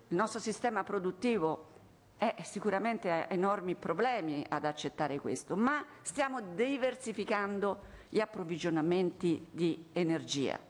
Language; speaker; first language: Italian; native; Italian